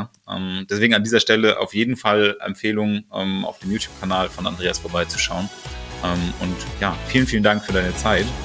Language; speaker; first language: German; native; German